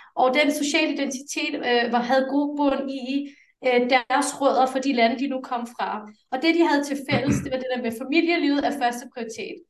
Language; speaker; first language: Danish; early bilingual, other home language; English